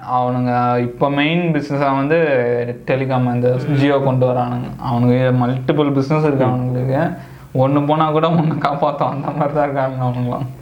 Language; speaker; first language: Tamil; native; Tamil